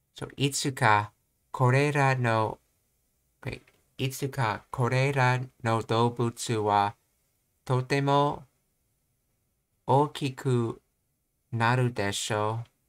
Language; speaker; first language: Japanese; non-native, learner; English